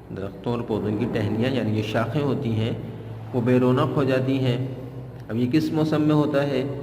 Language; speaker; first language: Urdu; native; Urdu